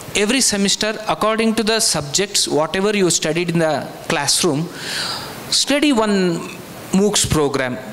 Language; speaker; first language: English; non-native, local second language; Kannada